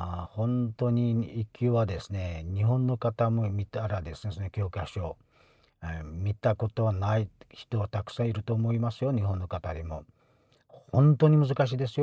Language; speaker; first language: Japanese; non-native, fluent; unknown